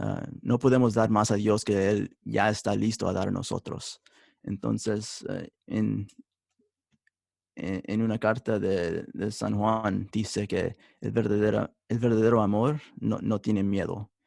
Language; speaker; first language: Spanish; early bilingual, heritage; Spanish